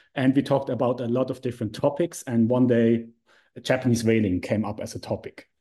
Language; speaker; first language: English; non-native, fluent; Swiss German